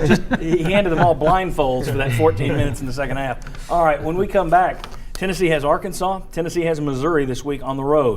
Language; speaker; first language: English; native; English